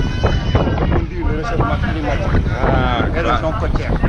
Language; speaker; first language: French; non-native, local second language; Wolof